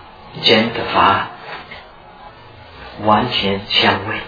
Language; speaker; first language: Chinese; non-native, fluent; Czech